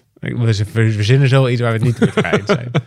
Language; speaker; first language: Dutch; native; Dutch